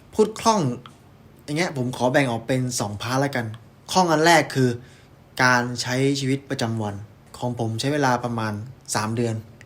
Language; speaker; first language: Thai; native; Thai